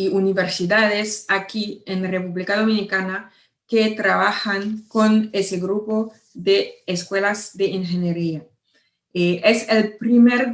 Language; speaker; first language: Spanish; non-native, fluent; French